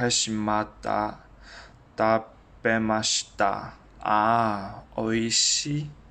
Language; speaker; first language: Japanese; non-native, learner; Chinese